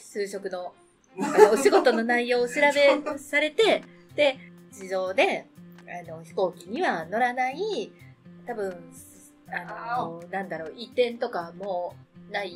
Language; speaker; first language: Japanese; native; Japanese